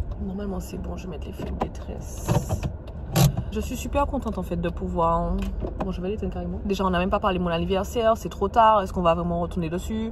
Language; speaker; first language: French; native; French